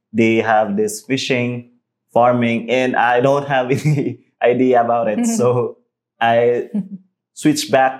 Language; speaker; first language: English; non-native, local second language; Cebuano